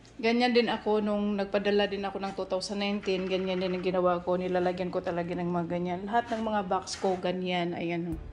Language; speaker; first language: Filipino; non-native, local second language; Cebuano